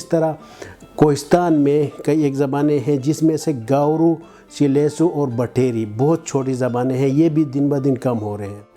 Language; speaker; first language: Urdu; non-native, local second language; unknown